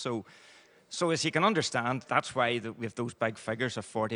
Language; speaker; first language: English; native; English